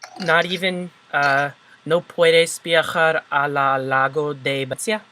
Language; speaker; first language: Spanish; non-native, learner; English